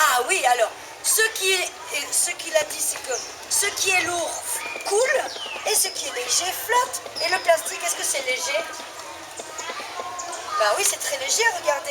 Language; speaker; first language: French; native; French